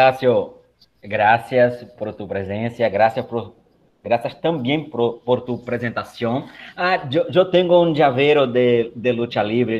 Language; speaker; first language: Spanish; non-native, fluent; Portuguese